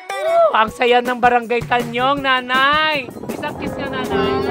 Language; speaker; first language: Filipino; native; Filipino